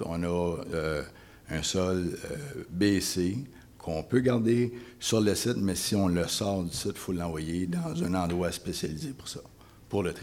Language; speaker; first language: French; native; French